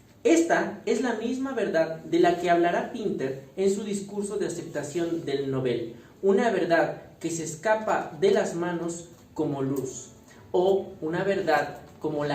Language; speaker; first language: Spanish; native; Spanish